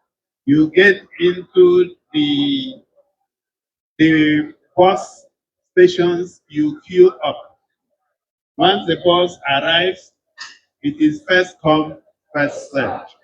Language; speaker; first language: English; non-native, local second language; Igbo